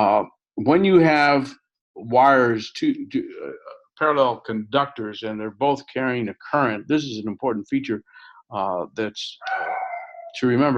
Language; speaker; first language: English; native; English